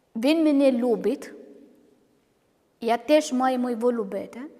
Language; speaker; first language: Ukrainian; non-native, learner; Malayalam